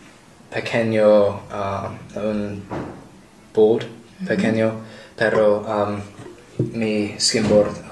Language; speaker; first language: Spanish; non-native, learner; English